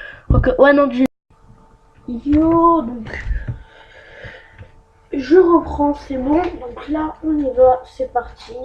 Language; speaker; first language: French; native; French